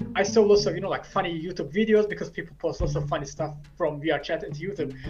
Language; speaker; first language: English; non-native, fluent; Turkish